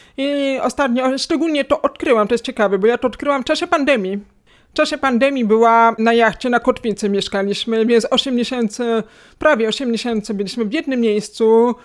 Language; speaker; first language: Polish; native; Polish